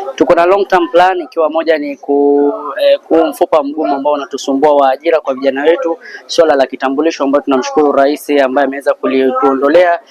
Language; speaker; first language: Swahili; non-native, local second language; Somali